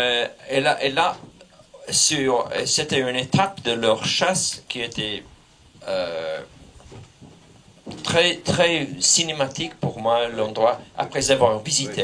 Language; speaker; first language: French; non-native, fluent; English